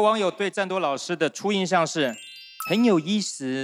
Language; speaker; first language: Chinese; native; Chinese